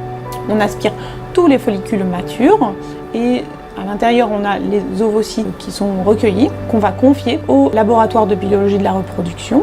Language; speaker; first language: French; native; French